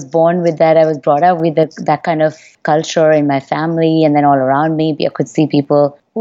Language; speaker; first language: English; non-native, local second language; Hindi